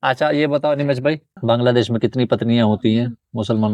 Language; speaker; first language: Hindi; native; Hindi